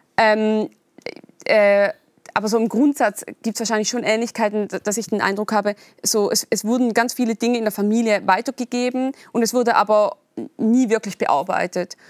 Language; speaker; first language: German; native; German